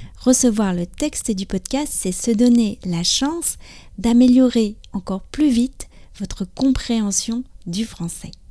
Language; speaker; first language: French; native; French